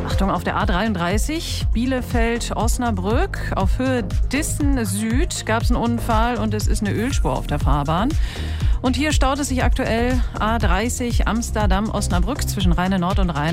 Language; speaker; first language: German; native; German